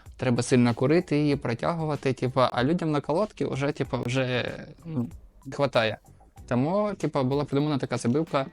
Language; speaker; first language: Ukrainian; non-native, local second language; Russian